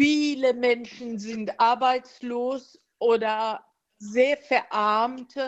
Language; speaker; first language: German; non-native, fluent; Persian